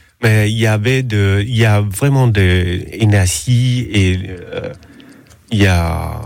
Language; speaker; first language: French; non-native, learner; Danish